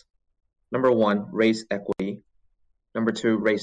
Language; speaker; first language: English; non-native, local second language; Cantonese